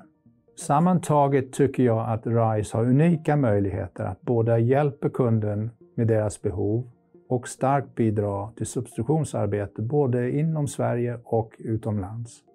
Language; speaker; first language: Swedish; non-native, fluent; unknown